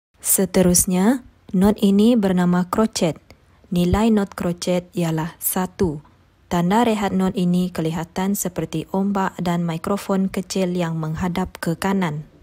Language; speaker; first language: Malay; non-native, local second language; Iban